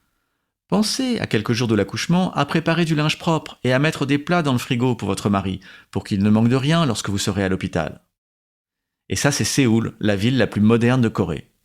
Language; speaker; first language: French; native; French